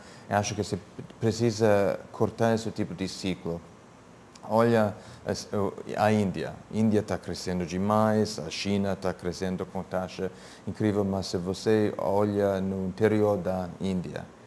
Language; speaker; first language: Portuguese; non-native, fluent; English